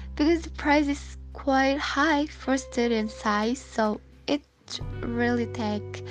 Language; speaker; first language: English; non-native, fluent; Indonesian